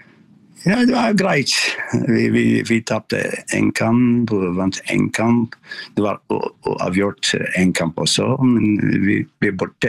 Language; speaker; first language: Norwegian; non-native, learner; Arabic